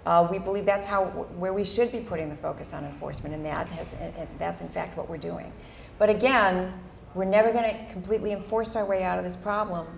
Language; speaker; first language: English; early bilingual, other home language; Spanish